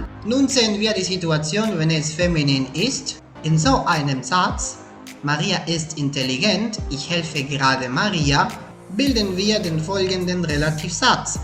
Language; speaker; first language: German; non-native, fluent; Spanish